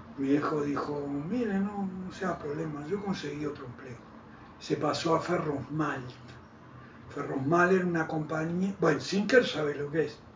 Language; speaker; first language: Spanish; native; Spanish